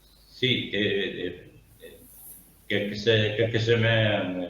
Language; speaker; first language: French; non-native, learner; Italian